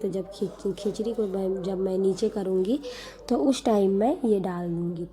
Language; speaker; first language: Hindi; non-native, local second language; Bangla